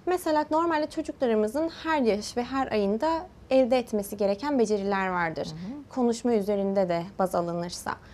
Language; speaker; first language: Turkish; early bilingual, heritage; Turkish